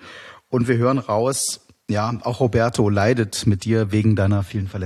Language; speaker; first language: German; native; German